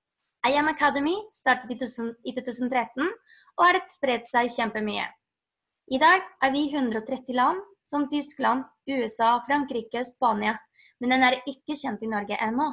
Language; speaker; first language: Norwegian; non-native, fluent; Spanish